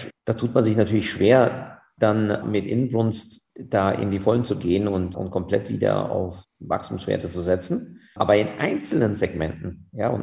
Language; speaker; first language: German; native; German